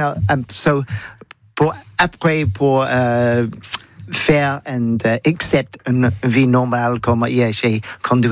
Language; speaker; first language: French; non-native, learner; English